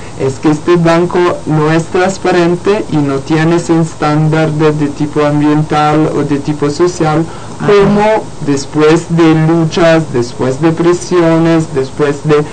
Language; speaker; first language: Spanish; non-native, fluent; Italian